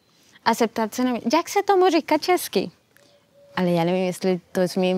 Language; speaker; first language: Czech; non-native, fluent; Spanish